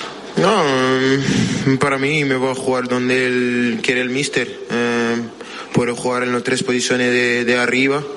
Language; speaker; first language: Spanish; non-native, fluent; French